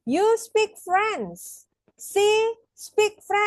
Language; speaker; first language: English; non-native, fluent; Indonesian